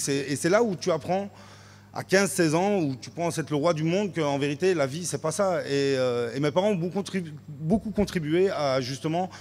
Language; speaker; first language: French; native; French